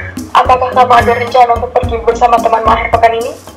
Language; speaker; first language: Indonesian; native; Indonesian